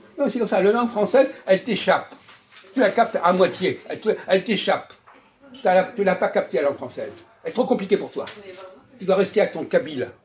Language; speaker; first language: French; native; French